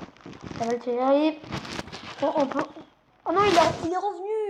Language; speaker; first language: French; native; French